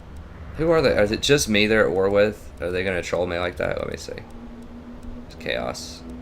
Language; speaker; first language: English; native; English